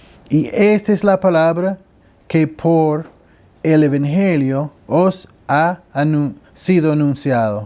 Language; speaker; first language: Spanish; non-native, learner; English